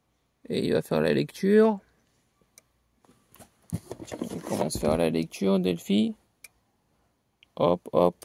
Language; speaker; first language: French; native; French